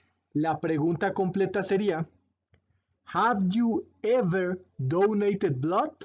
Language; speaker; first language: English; non-native, fluent; Spanish